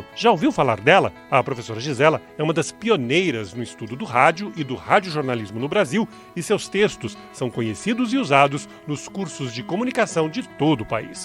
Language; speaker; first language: Portuguese; native; Portuguese